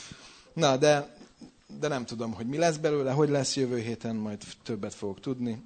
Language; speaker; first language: Hungarian; native; Hungarian